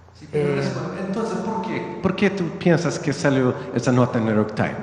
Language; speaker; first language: Spanish; non-native, learner; Swedish